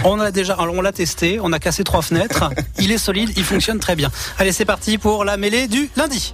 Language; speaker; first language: French; native; French